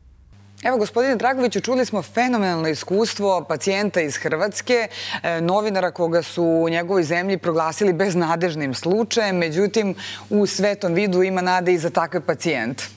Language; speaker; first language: Bosnian; native; Bosnian